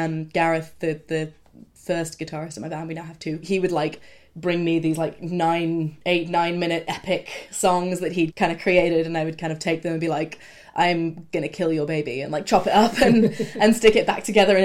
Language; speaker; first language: English; native; English